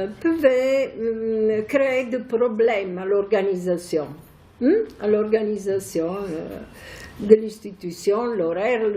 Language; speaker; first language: French; non-native, fluent; Italian